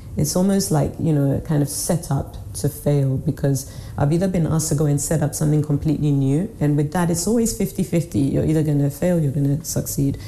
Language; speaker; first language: English; native; English